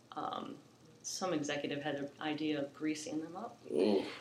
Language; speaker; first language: English; native; English